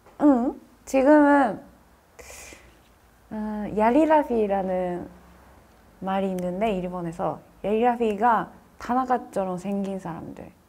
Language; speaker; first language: Korean; non-native, fluent; Japanese